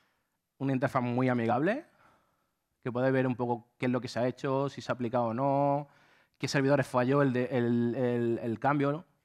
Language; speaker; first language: Spanish; native; Spanish